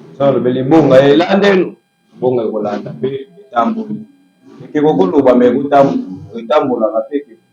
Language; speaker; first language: Lingala; non-native, local second language; Kongo